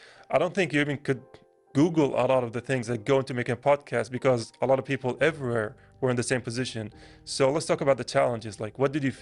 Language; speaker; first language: English; non-native, fluent; Arabic